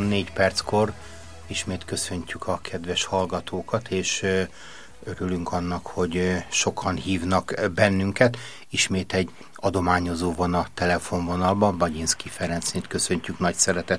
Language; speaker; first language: Hungarian; native; Hungarian